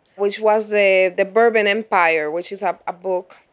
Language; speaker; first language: English; non-native, fluent; Spanish